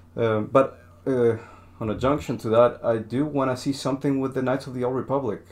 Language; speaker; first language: English; non-native, fluent; Spanish